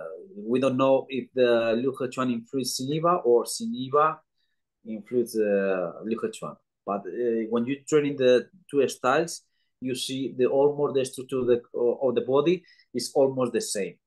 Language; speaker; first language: English; non-native, learner; Spanish